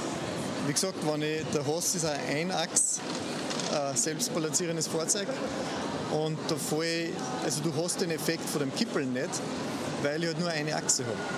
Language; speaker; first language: German; native; German